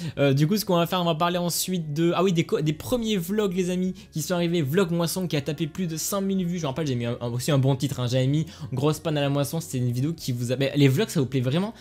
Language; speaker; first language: French; native; French